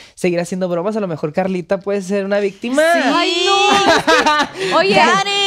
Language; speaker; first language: Spanish; native; Spanish